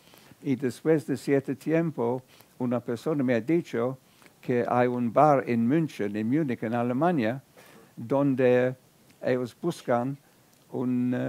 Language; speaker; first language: Spanish; non-native, fluent; English